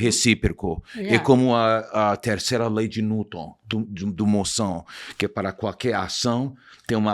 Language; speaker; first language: Portuguese; non-native, fluent; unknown